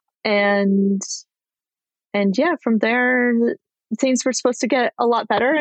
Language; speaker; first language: English; native; English